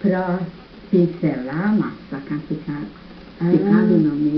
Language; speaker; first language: Portuguese; non-native, learner; German